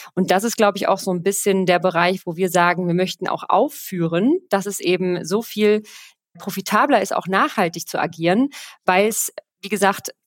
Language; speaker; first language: German; native; German